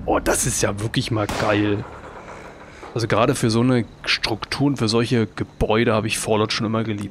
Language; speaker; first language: German; native; German